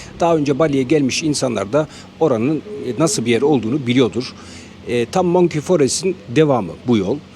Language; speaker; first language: Turkish; native; Turkish